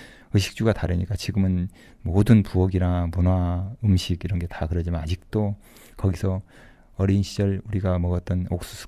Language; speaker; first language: Korean; native; Korean